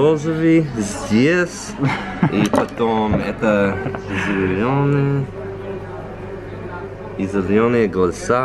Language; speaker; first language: Russian; non-native, learner; English